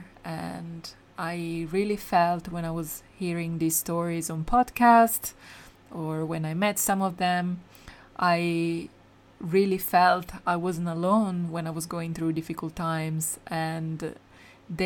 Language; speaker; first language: English; non-native, fluent; Italian